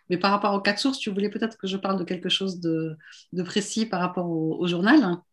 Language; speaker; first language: French; non-native, local second language; Arabic